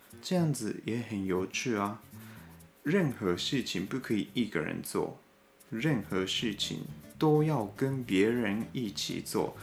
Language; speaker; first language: Chinese; non-native, fluent; Japanese